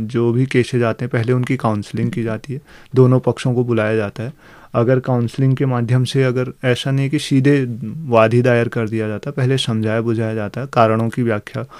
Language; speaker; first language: Hindi; native; Hindi